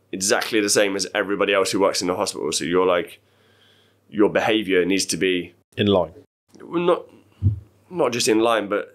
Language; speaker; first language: English; native; English